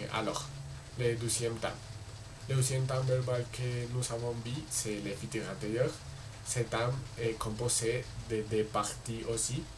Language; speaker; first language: French; non-native, learner; Spanish